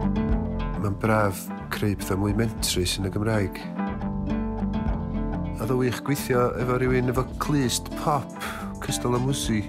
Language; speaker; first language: Welsh; native; Welsh